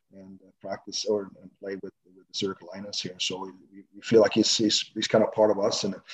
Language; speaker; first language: English; non-native, fluent; Swedish